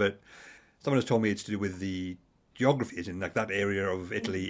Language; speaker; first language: English; native; English